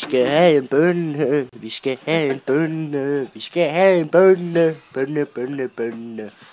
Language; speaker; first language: Danish; native; Danish